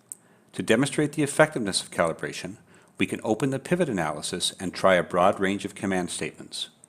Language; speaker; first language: English; native; English